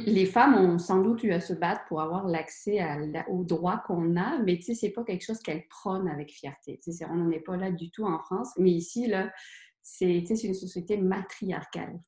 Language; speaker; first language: French; native; French